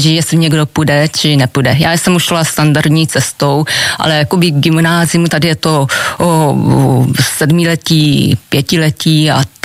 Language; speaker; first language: Czech; non-native, fluent; Japanese